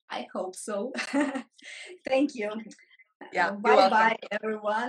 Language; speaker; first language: English; non-native, fluent; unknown